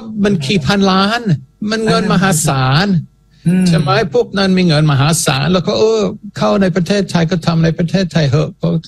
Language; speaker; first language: Thai; non-native, fluent; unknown